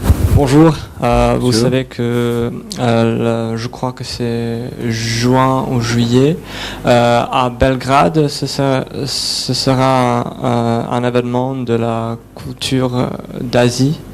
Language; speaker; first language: French; non-native, learner; Serbian